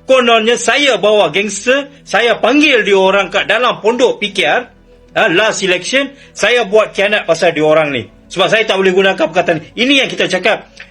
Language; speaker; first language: Malay; native; Malay